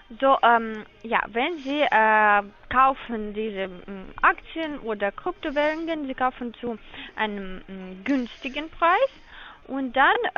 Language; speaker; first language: German; non-native, learner; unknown